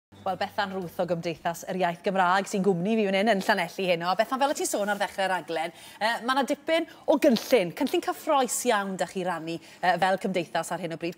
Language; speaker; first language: Welsh; native; Welsh